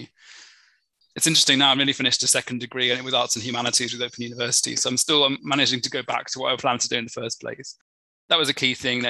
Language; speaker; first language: English; native; English